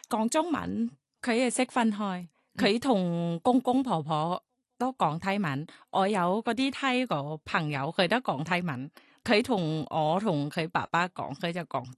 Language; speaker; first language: Cantonese; non-native, fluent; Thai